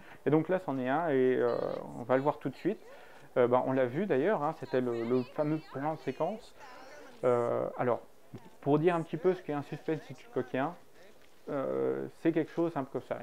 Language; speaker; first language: French; native; French